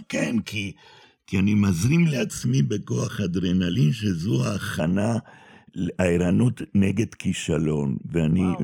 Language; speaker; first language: Hebrew; non-native, fluent; Spanish